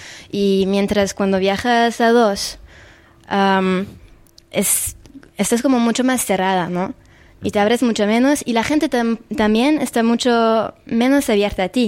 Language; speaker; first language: Spanish; non-native, fluent; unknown